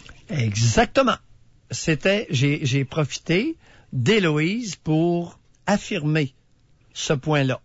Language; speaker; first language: French; native; French